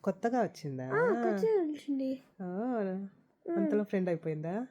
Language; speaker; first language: Telugu; native; Telugu